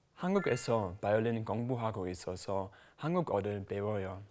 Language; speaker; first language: Korean; non-native, learner; German